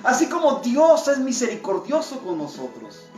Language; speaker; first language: Spanish; native; Spanish